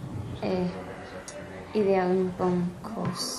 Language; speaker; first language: French; non-native, learner; English